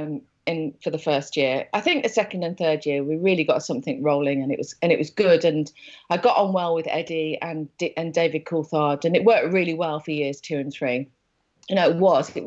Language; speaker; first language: English; native; English